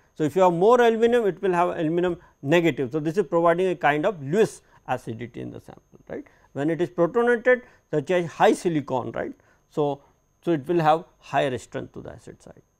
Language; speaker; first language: English; non-native, local second language; Hindi